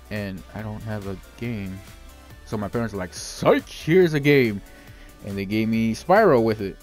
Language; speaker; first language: English; native; English